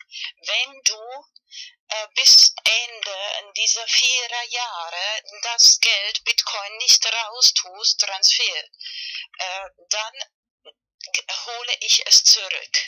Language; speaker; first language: German; non-native, fluent; Spanish